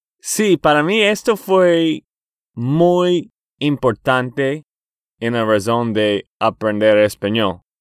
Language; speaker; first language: Spanish; non-native, fluent; English